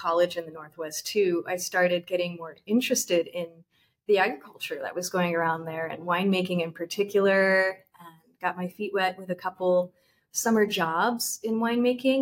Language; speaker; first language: English; native; English